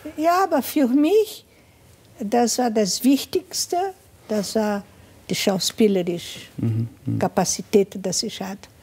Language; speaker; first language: German; non-native, fluent; Portuguese